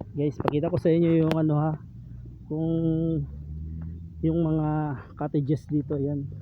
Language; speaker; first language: Filipino; native; Filipino